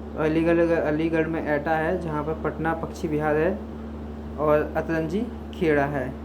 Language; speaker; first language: Hindi; native; Hindi